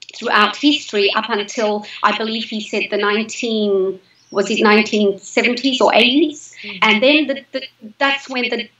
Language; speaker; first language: English; native; English